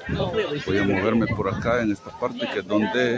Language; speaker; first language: Spanish; native; Spanish